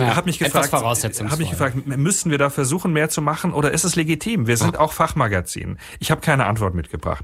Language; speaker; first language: German; native; German